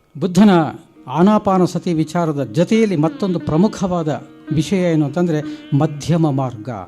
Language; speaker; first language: Kannada; native; Kannada